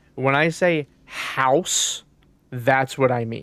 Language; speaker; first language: English; native; English